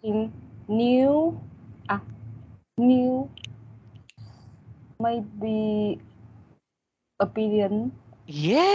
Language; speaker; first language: English; non-native, learner; Vietnamese